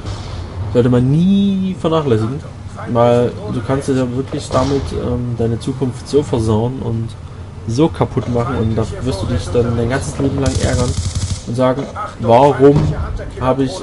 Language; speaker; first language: German; native; German